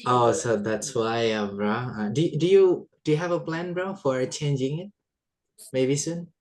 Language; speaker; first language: English; non-native, fluent; Indonesian